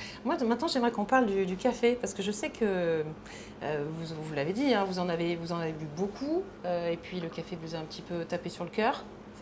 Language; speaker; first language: French; native; French